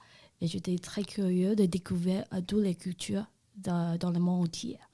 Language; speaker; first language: French; non-native, learner; Chinese